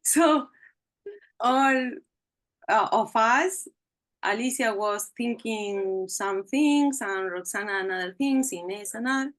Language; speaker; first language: English; non-native, learner; Spanish